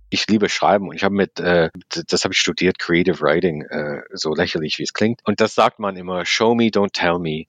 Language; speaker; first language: German; non-native, fluent; English